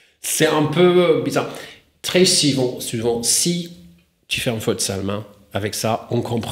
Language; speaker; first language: French; non-native, fluent; English